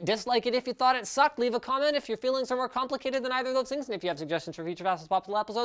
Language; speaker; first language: English; native; English